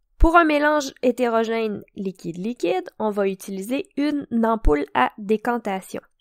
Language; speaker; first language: French; native; French